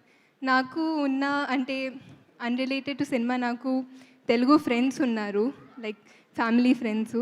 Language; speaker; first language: Telugu; non-native, fluent; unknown